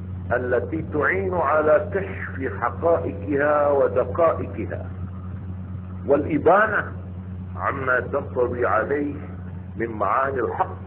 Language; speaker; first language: Arabic; non-native, fluent; Madurese